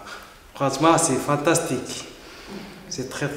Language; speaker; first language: French; non-native, learner; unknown